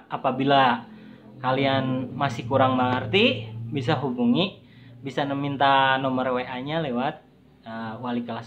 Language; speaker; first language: Indonesian; native; Indonesian